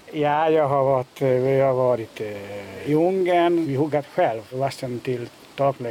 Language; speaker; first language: Swedish; non-native, fluent; Hungarian